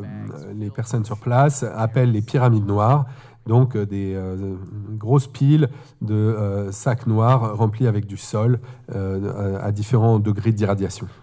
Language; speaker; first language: French; native; French